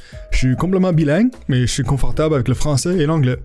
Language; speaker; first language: French; early bilingual, heritage; French